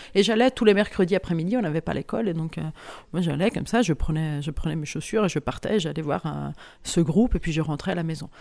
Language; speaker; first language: French; non-native, local second language; Italian